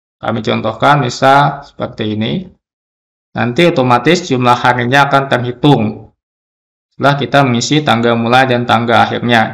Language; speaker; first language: Indonesian; native; Indonesian